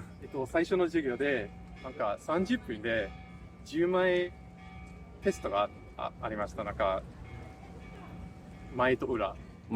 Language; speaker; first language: Japanese; non-native, learner; English